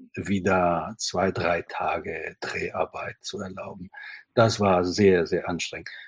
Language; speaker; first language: German; non-native, fluent; Italian